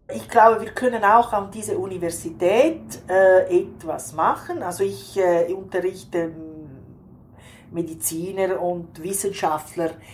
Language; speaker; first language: German; non-native, fluent; Italian